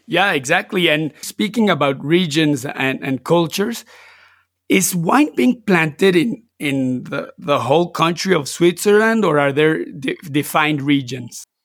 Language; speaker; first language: English; non-native, fluent; Spanish